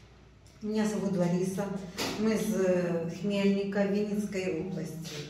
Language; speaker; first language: Russian; non-native, local second language; Ukrainian